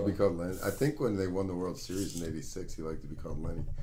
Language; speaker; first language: English; native; English